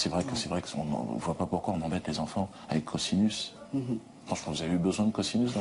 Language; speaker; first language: French; native; French